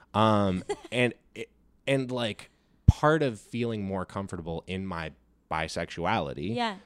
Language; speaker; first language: English; native; English